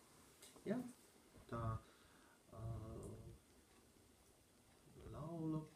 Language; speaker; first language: Estonian; non-native, learner; Russian